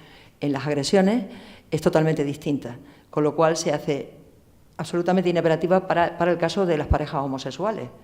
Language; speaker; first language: Spanish; native; Spanish